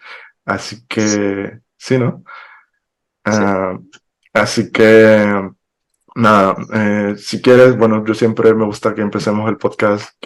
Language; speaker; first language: Spanish; native; Spanish